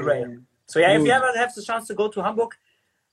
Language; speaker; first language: English; non-native, fluent; German